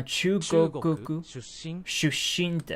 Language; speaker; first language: Japanese; non-native, learner; English